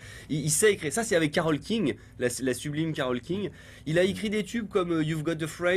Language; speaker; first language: French; native; French